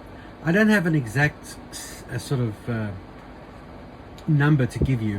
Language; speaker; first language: English; native; English